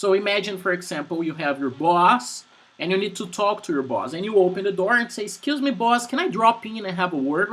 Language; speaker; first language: English; non-native, fluent; Portuguese